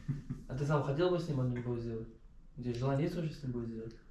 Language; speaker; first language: Russian; non-native, local second language; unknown